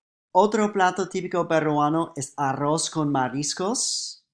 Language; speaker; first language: Spanish; non-native, fluent; English